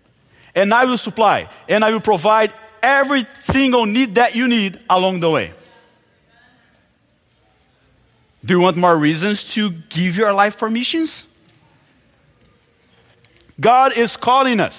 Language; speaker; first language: English; non-native, fluent; Portuguese